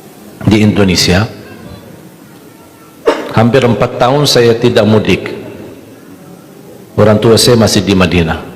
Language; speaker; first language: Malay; non-native, fluent; Arabic